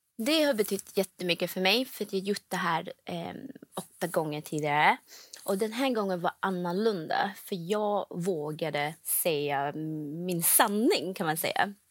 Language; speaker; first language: Swedish; non-native, fluent; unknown